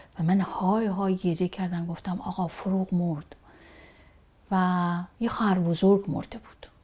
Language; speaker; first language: Persian; native; Persian